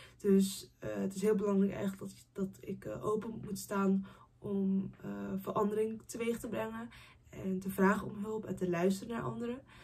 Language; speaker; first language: Dutch; early bilingual, other home language; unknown